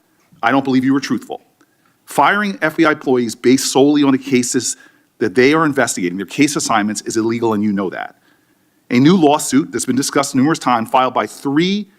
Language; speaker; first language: English; native; English